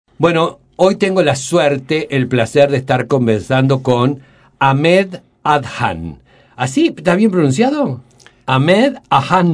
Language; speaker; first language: Spanish; native; Spanish